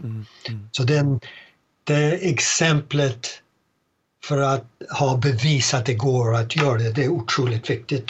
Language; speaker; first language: Swedish; non-native, fluent; English